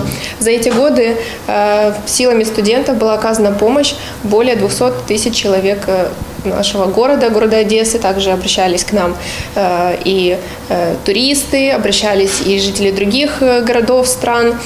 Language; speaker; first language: Russian; native; Russian